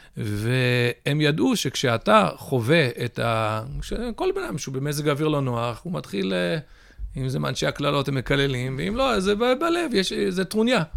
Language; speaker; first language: Hebrew; early bilingual, other home language; English